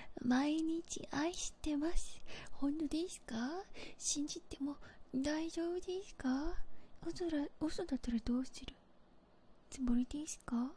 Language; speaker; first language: Japanese; non-native, learner; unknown